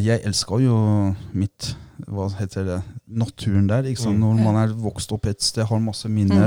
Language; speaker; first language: Norwegian; early bilingual, other home language; Persian